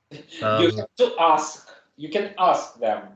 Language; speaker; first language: English; non-native, fluent; German